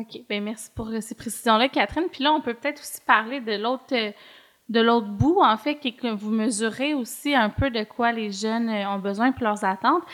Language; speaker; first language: French; native; French